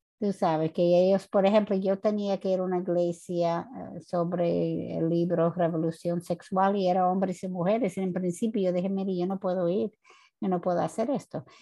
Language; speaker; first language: Spanish; non-native, fluent; English